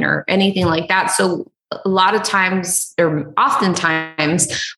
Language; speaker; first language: English; native; English